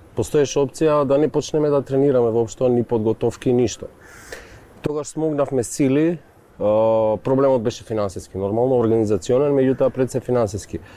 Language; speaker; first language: Macedonian; native; Macedonian